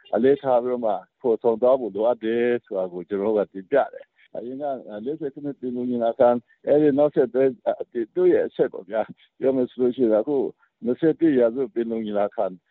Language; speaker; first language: Burmese; non-native, local second language; Kachin